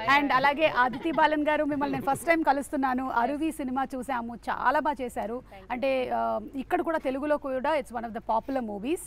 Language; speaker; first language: Telugu; native; Telugu